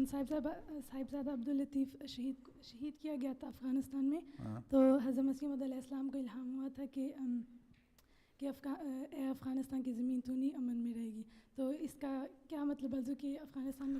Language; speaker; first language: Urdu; early bilingual, heritage; Urdu